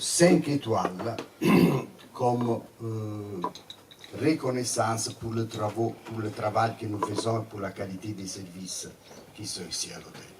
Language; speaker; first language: French; non-native, fluent; Italian